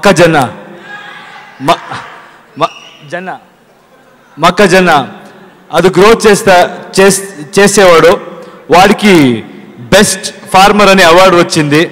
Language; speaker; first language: Telugu; non-native, learner; Kannada